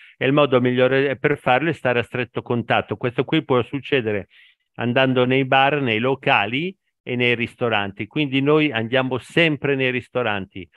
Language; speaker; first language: Italian; native; Italian